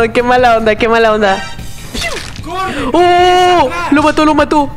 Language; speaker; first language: Spanish; native; Spanish